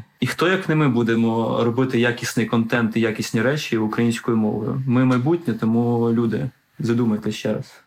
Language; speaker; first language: Ukrainian; non-native, local second language; Russian